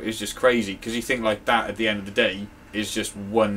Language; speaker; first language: English; native; English